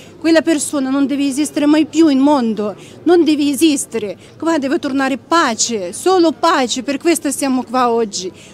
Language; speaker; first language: Italian; non-native, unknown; Ukrainian